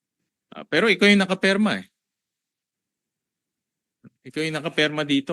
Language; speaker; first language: Filipino; native; Filipino